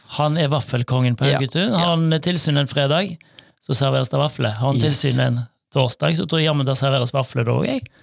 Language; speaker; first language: Norwegian; native; Norwegian